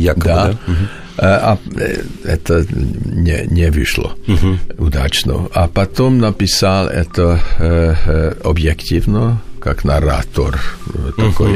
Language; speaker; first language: Russian; non-native, learner; Hungarian